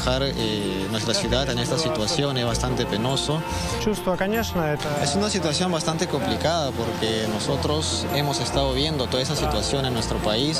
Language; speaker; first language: Spanish; non-native, fluent; Ukrainian